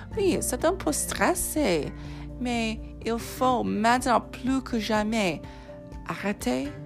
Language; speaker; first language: French; non-native, fluent; English